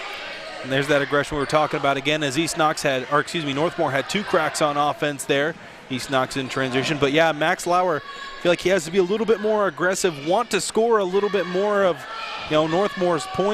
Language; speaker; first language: English; native; English